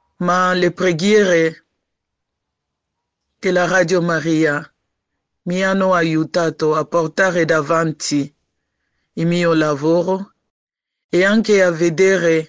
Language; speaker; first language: Italian; non-native, learner; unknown